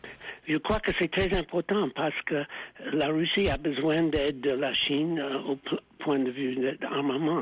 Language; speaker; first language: French; non-native, fluent; English